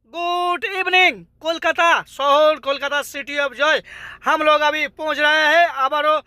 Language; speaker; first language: Hindi; non-native, local second language; Bangla